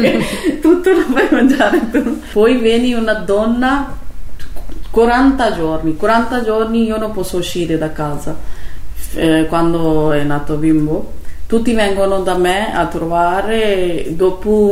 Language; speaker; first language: Italian; non-native, learner; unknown